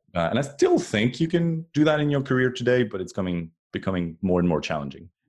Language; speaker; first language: English; non-native, fluent; French